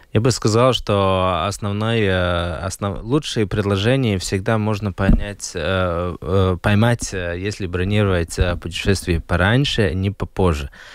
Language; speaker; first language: Russian; non-native, local second language; Latvian